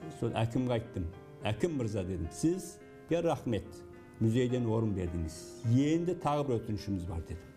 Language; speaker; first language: Kazakh; early bilingual, heritage; Kazakh